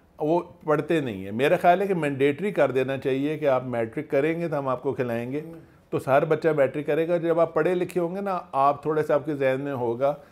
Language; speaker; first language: Urdu; non-native, local second language; Punjabi